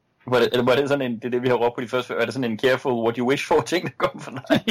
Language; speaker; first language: Danish; native; Danish